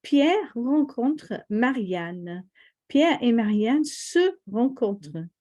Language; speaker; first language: French; non-native, fluent; English